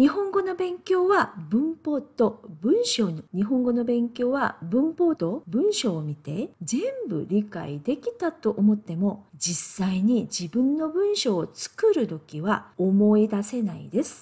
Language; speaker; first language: Japanese; non-native, fluent; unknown